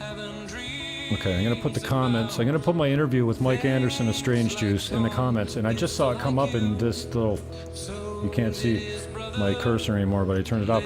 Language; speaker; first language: English; native; English